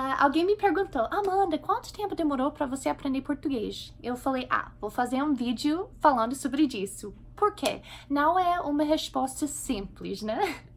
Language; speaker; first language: Portuguese; non-native, fluent; English